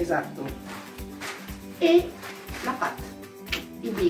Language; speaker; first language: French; non-native, learner; Italian